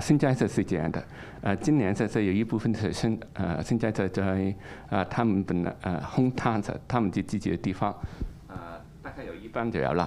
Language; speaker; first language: Chinese; non-native, local second language; Cantonese